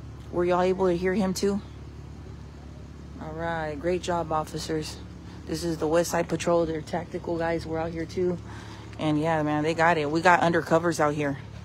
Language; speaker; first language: English; early bilingual, other home language; Spanish